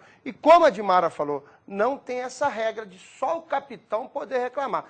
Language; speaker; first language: Portuguese; native; Portuguese